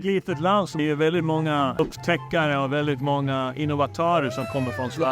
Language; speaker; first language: Swedish; native; Swedish